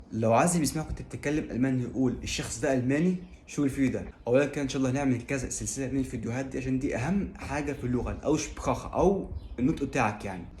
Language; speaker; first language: Arabic; native; Arabic